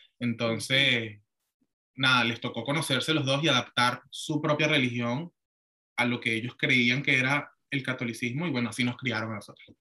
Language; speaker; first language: Spanish; native; Spanish